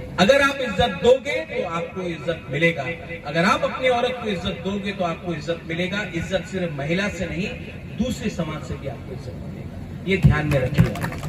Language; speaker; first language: Hindi; non-native, local second language; Kok Borok